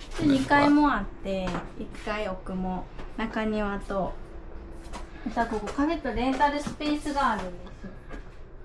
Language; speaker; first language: Japanese; native; Japanese